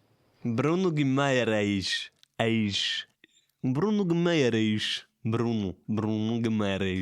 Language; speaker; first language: Portuguese; non-native, learner; German